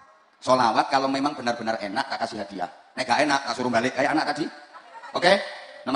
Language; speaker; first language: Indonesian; non-native, local second language; Javanese